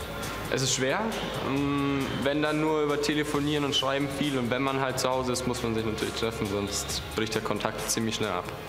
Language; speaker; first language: German; native; German